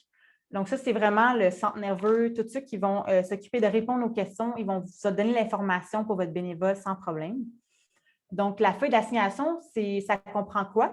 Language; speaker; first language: French; native; French